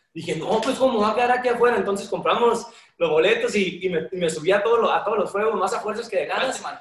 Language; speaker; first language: Spanish; native; Spanish